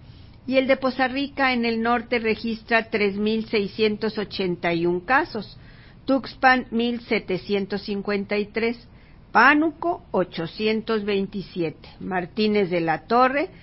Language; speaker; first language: Spanish; native; Spanish